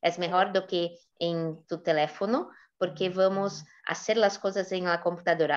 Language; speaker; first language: Spanish; non-native, fluent; Portuguese